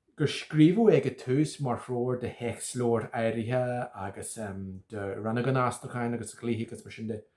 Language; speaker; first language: Irish; native; Irish